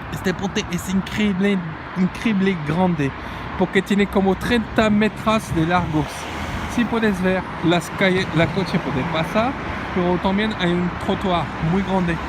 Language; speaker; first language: Spanish; non-native, learner; French